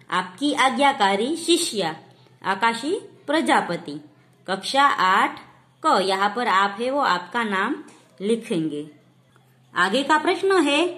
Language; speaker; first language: Hindi; non-native, local second language; Gujarati